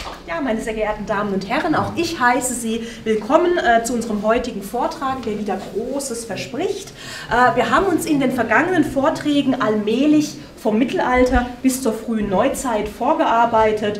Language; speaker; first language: German; native; German